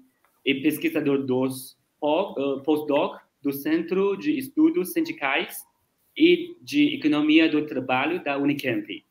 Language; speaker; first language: Portuguese; non-native, learner; Chinese